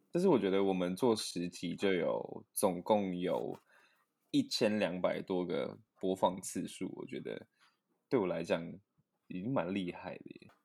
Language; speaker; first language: Chinese; native; Chinese